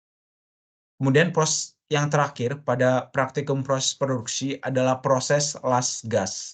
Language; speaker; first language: Indonesian; native; Indonesian